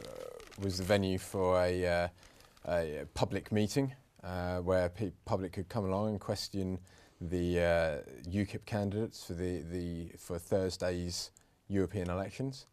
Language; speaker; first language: English; native; English